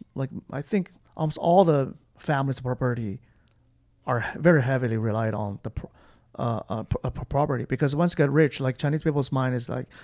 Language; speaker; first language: English; non-native, fluent; Chinese